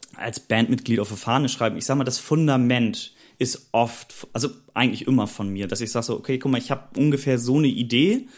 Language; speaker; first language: German; native; German